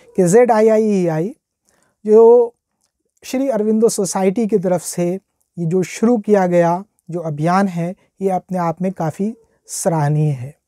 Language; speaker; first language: Hindi; native; Hindi